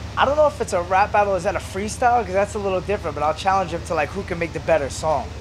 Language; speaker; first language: English; native; English